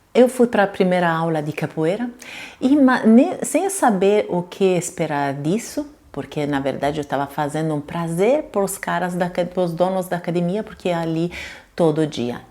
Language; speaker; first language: Portuguese; non-native, fluent; Italian